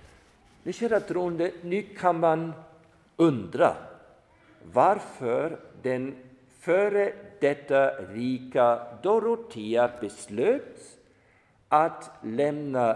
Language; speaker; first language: Swedish; non-native, fluent; German